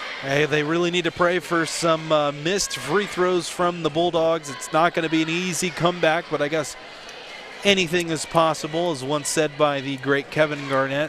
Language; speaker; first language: English; native; English